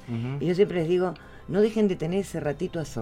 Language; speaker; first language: Spanish; native; Spanish